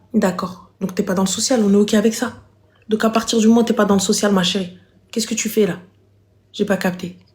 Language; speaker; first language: French; native; French